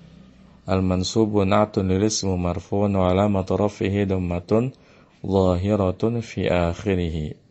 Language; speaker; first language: Arabic; non-native, fluent; Indonesian